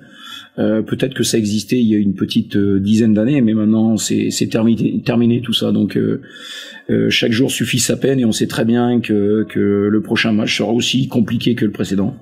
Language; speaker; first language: French; native; French